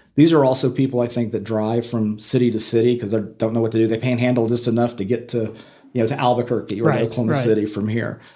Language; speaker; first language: English; native; English